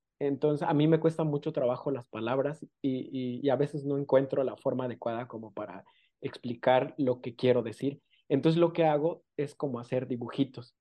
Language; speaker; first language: Spanish; non-native, local second language; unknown